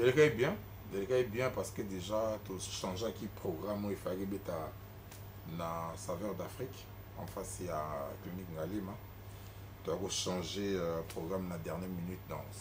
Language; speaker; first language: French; non-native, local second language; Lingala